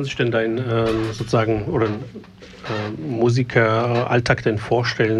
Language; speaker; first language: German; native; German